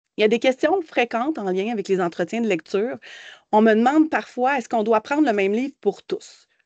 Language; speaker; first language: French; native; French